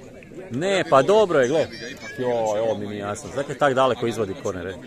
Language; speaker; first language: Serbian; native; Serbian